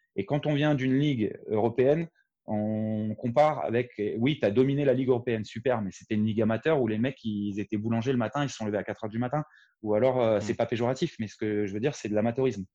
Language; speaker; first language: French; native; French